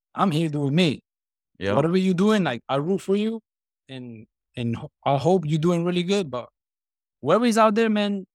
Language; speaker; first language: English; non-native, fluent; Spanish